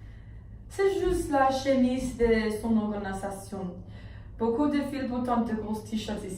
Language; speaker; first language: French; non-native, learner; English